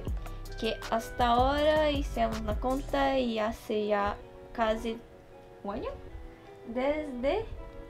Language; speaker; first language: Spanish; non-native, fluent; Portuguese